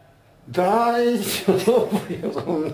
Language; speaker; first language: Japanese; native; Japanese